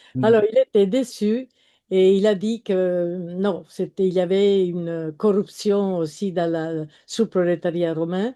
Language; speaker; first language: French; non-native, fluent; Italian